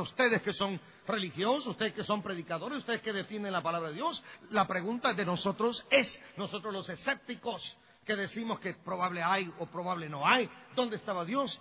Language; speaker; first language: Spanish; native; Spanish